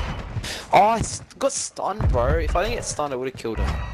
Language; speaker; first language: English; native; English